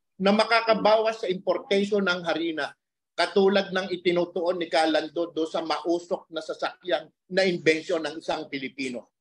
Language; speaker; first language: Filipino; native; Filipino